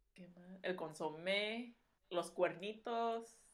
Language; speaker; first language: Spanish; early bilingual, heritage; Spanish